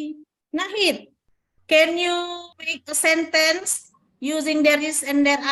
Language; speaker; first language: English; non-native, learner; Indonesian